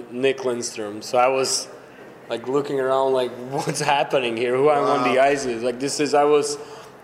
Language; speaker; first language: English; non-native, fluent; Slovak